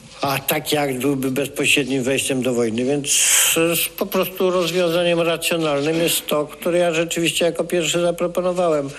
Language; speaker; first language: Polish; native; Polish